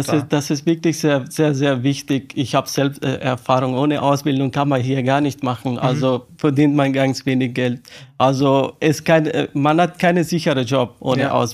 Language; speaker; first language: German; non-native, learner; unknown